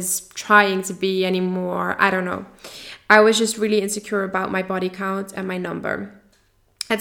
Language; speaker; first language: English; non-native, fluent; Dutch